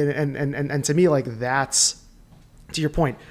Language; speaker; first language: English; native; English